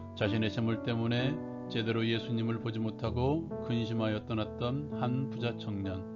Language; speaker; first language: Korean; native; Korean